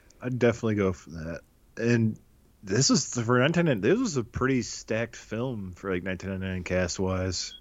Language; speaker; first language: English; native; English